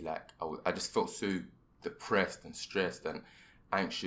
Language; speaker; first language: English; native; English